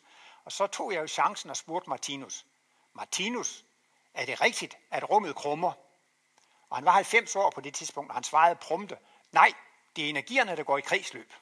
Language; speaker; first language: Danish; native; Danish